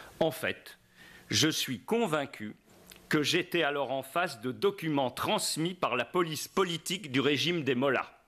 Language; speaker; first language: French; native; French